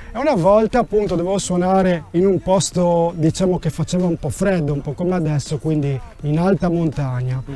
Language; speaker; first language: Italian; non-native, local second language; Friulian